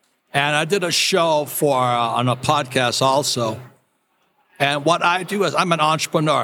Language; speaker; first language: English; native; English